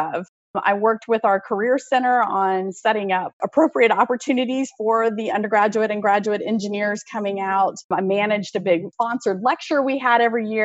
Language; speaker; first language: English; native; English